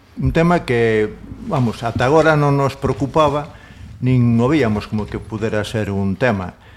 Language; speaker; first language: Galician; non-native, local second language; Spanish